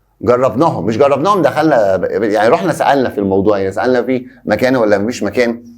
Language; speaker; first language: Arabic; native; Arabic